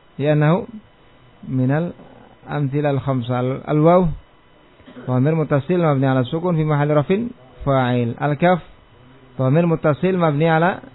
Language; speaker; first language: Arabic; non-native, fluent; Indonesian